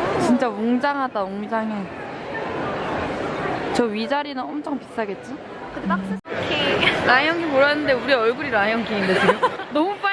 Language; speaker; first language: Korean; native; Korean